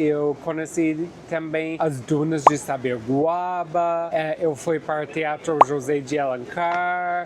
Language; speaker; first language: Portuguese; non-native, fluent; English